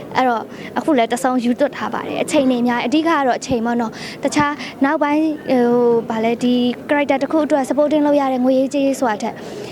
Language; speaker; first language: Burmese; native; Burmese